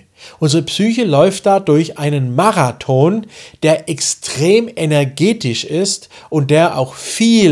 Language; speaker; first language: German; native; German